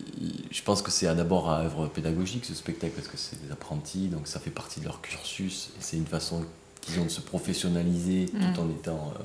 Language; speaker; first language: French; native; French